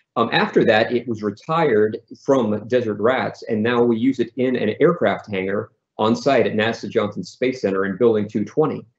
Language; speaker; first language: English; native; English